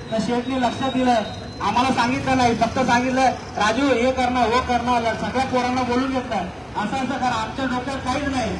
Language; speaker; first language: Marathi; non-native, local second language; Lambadi